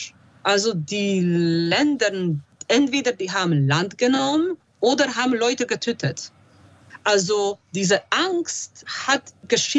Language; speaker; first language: German; non-native, fluent; Polish